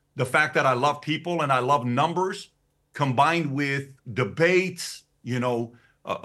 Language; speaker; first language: English; early bilingual, other home language; Persian